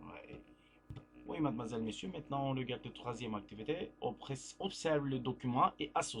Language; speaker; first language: French; non-native, fluent; Turkish